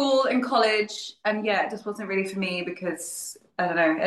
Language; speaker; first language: English; native; English